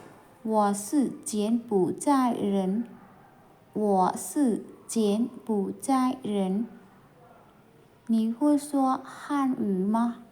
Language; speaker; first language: Chinese; non-native, fluent; Khmer